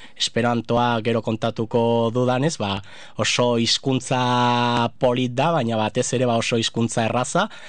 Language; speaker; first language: Basque; non-native, local second language; Spanish